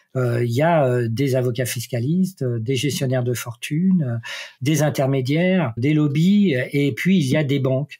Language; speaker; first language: French; native; French